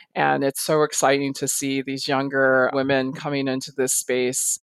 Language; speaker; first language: English; native; English